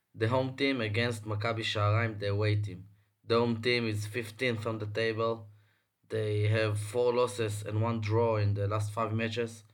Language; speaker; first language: English; non-native, fluent; Hebrew